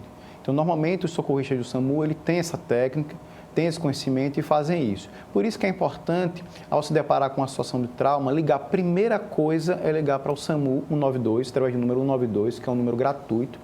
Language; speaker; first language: Portuguese; native; Portuguese